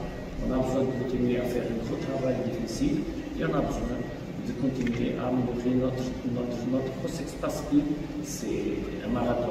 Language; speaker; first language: French; non-native, fluent; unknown